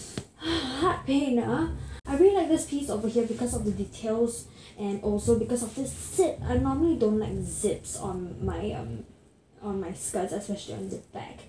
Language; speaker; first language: English; native; English